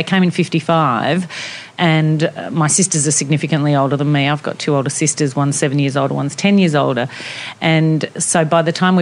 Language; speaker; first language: English; non-native, local second language; Italian